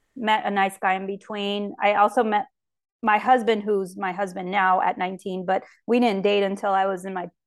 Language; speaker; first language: English; native; English